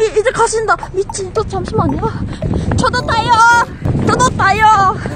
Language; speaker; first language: Korean; non-native, fluent; Japanese